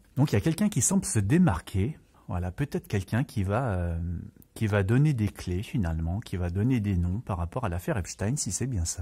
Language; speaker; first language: French; native; French